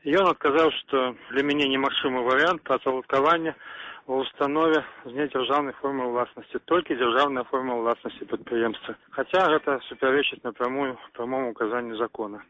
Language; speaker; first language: Belarusian; native; Belarusian